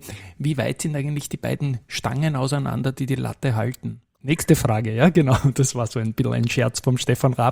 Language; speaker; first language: German; native; German